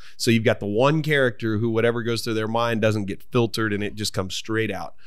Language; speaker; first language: English; native; English